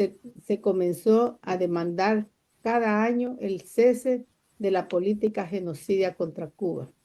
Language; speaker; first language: Spanish; native; Spanish